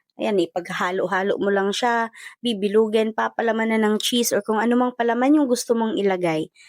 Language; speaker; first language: Filipino; non-native, local second language; Cebuano